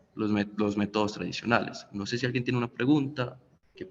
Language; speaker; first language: Spanish; native; Spanish